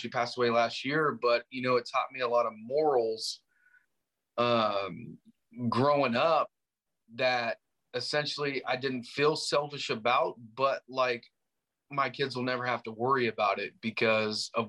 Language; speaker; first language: English; native; English